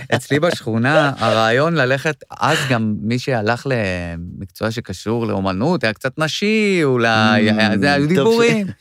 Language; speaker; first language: Hebrew; native; Hebrew